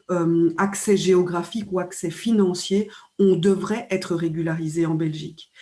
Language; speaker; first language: French; native; French